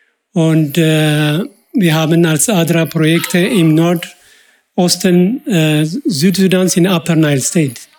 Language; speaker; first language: German; non-native, fluent; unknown